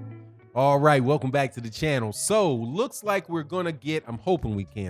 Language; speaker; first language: English; native; English